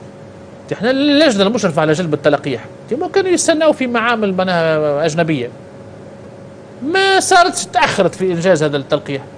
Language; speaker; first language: Arabic; native; Arabic